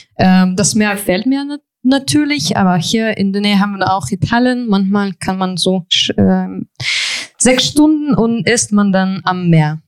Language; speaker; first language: German; non-native, fluent; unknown